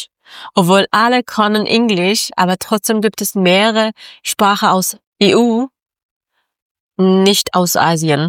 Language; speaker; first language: German; non-native, learner; Persian